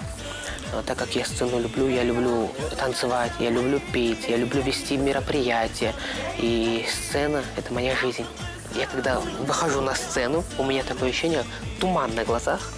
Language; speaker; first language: Russian; non-native, local second language; Uyghur